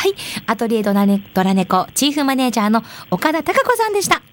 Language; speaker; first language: Japanese; native; Japanese